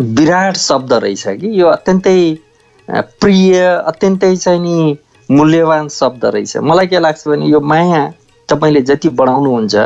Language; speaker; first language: Nepali; native; Nepali